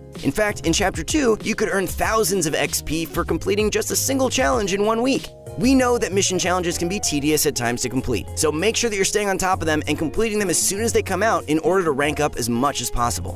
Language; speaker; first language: English; native; English